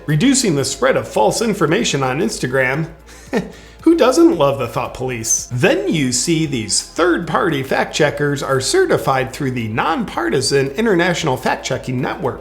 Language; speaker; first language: English; native; English